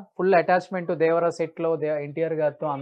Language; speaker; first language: Telugu; native; Telugu